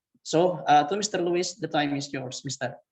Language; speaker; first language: English; non-native, fluent; Indonesian